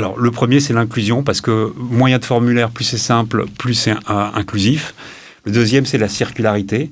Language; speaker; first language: French; native; French